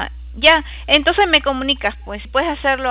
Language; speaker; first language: Spanish; native; Spanish